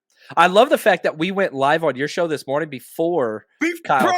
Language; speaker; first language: English; native; English